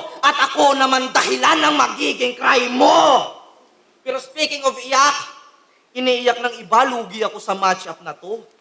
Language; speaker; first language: Filipino; native; Filipino